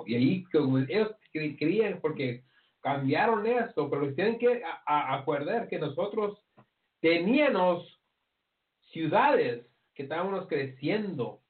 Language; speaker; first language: Spanish; early bilingual, heritage; Spanish